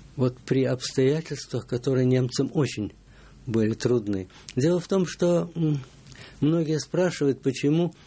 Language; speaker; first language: Russian; native; Russian